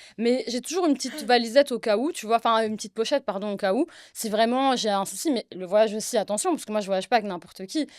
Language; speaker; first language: French; early bilingual, other home language; Arabic